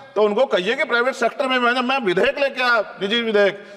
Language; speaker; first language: Hindi; native; Hindi